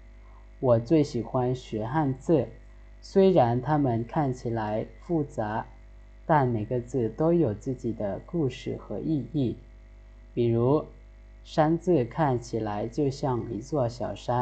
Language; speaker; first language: Chinese; non-native, fluent; Lao